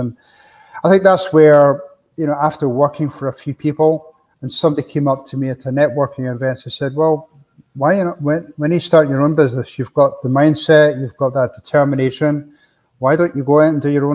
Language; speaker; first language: English; native; English